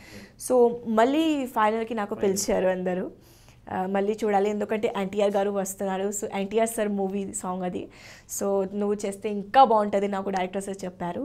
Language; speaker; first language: Telugu; non-native, learner; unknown